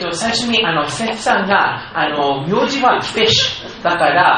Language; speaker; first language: Japanese; non-native, fluent; English